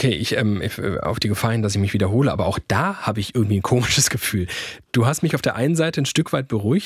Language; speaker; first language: German; native; German